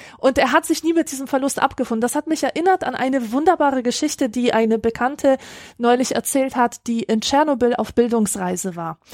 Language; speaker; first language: German; early bilingual, other home language; Polish